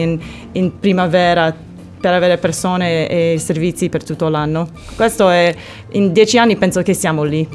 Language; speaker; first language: Italian; non-native, learner; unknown